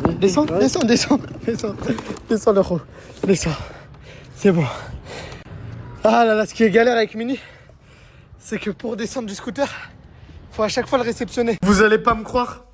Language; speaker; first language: French; native; French